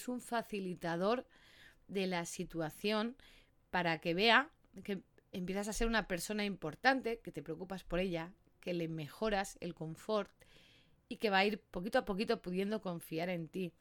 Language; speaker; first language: Spanish; native; Spanish